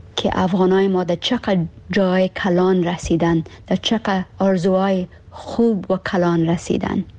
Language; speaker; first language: Persian; early bilingual, heritage; Persian